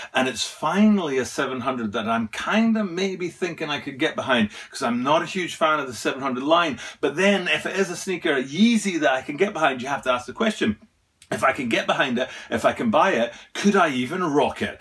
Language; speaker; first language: English; native; English